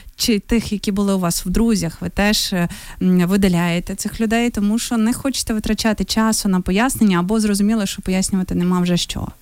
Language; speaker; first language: Ukrainian; native; Ukrainian